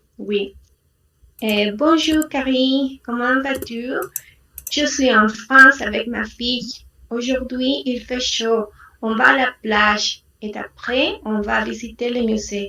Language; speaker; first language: French; non-native, learner; Spanish